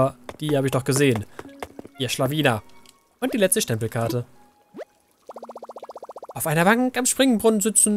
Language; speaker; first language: German; native; German